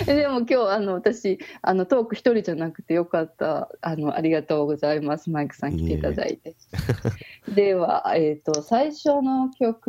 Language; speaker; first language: Japanese; native; Japanese